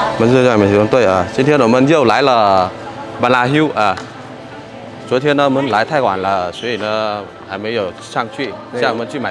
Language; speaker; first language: Chinese; non-native, learner; Vietnamese